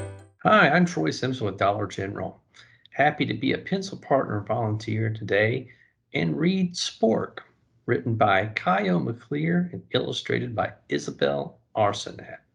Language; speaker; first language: English; native; English